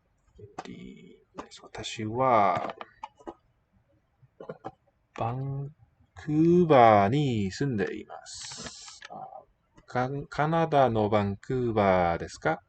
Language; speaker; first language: Japanese; non-native, learner; English